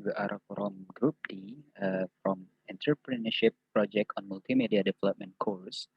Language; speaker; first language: English; non-native, fluent; Indonesian